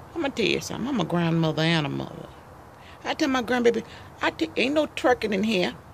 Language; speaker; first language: English; native; English